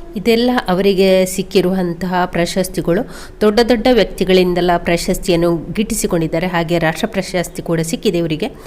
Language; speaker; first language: Kannada; native; Kannada